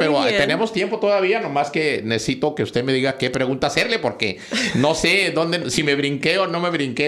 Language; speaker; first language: Spanish; native; Spanish